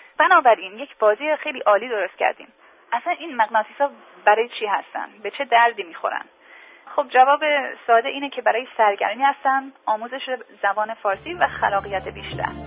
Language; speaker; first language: Persian; early bilingual, heritage; English